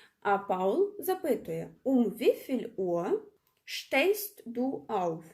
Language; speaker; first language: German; non-native, fluent; Ukrainian